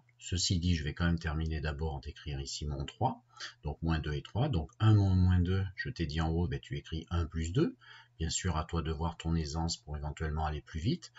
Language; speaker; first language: French; native; French